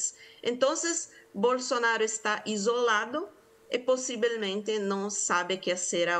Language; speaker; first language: Spanish; non-native, fluent; Portuguese